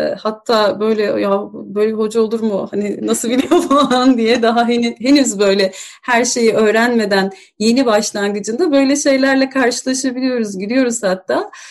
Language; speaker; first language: Turkish; native; Turkish